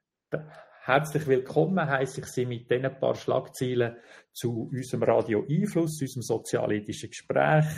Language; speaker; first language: German; native; German